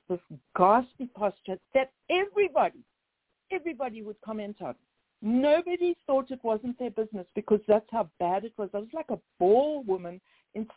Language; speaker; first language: English; native; English